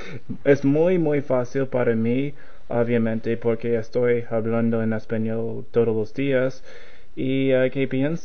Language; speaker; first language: Spanish; non-native, learner; English